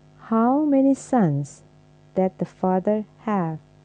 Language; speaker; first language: English; non-native, fluent; Indonesian